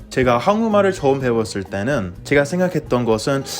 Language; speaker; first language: Korean; non-native, fluent; English